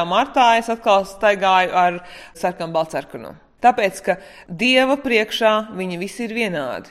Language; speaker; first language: Latvian; native; Latvian